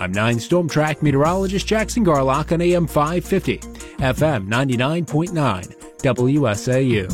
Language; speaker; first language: English; native; English